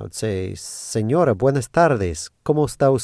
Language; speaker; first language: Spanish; non-native, fluent; English